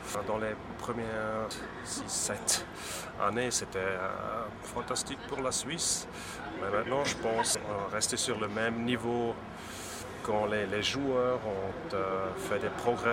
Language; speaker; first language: French; non-native, local second language; German